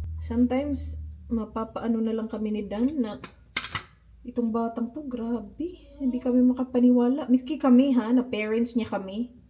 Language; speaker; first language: Filipino; native; Filipino